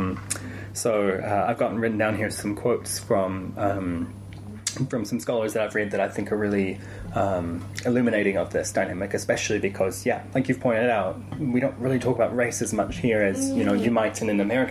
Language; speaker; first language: English; native; English